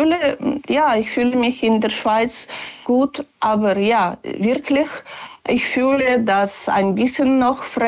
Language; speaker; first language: German; non-native, learner; Ukrainian